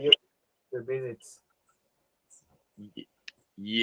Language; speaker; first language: English; non-native, learner; Japanese